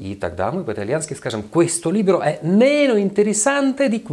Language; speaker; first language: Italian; non-native, fluent; Russian